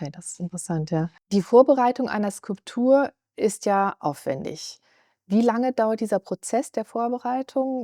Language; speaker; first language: German; native; German